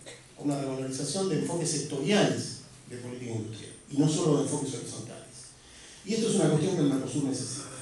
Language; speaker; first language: Spanish; native; Spanish